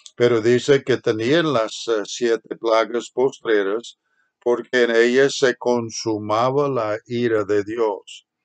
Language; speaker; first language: Spanish; non-native, fluent; English